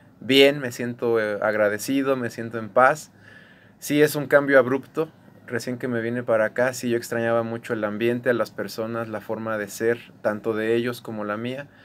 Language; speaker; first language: Spanish; native; Spanish